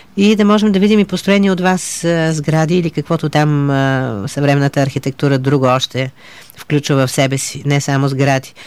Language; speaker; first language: Bulgarian; native; Bulgarian